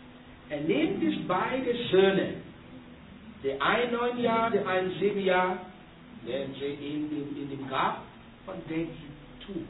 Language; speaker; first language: German; non-native, learner; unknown